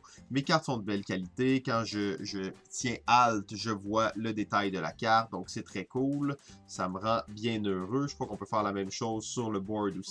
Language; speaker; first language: French; native; French